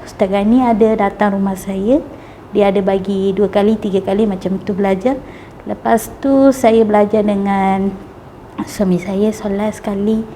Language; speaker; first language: Malay; non-native, local second language; Tamil